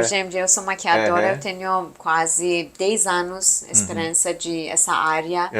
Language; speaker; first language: Portuguese; non-native, learner; Persian